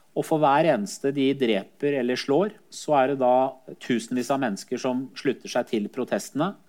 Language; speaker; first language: Norwegian; early bilingual, other home language; Persian